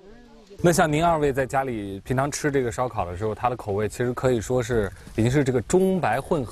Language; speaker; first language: Chinese; native; Chinese